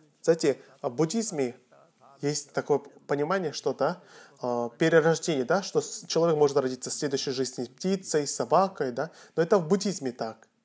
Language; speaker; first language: Russian; non-native, fluent; Korean